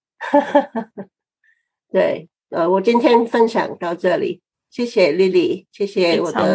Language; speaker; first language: Chinese; non-native, fluent; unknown